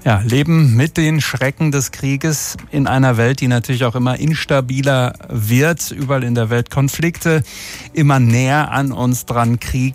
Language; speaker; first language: German; native; German